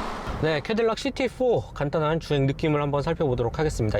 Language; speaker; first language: Korean; native; Korean